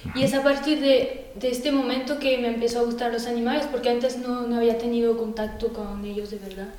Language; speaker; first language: Spanish; non-native, fluent; French